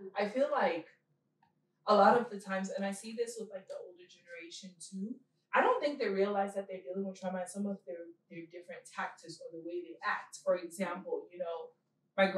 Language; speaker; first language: English; early bilingual, other home language; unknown